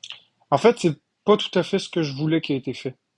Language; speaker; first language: French; native; French